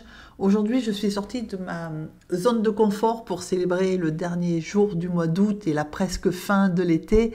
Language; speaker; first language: French; native; French